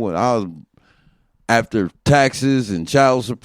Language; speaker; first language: English; native; English